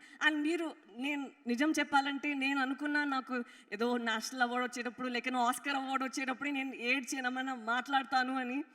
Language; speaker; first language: Telugu; non-native, fluent; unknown